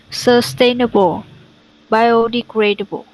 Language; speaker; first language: English; non-native, learner; Vietnamese